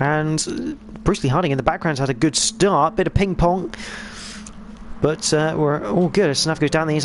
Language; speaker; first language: English; native; English